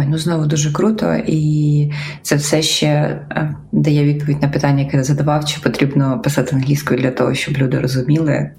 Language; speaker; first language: Ukrainian; native; Ukrainian